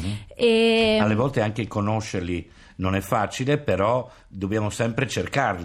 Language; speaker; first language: Italian; native; Italian